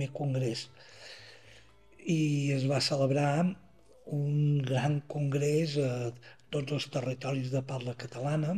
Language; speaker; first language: Catalan; native; Catalan